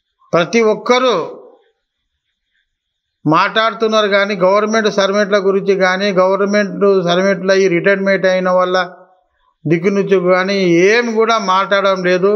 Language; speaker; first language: Telugu; native; Telugu